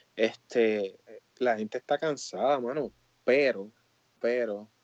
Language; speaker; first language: Spanish; native; Spanish